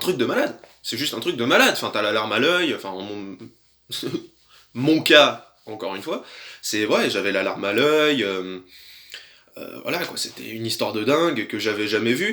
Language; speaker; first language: French; native; French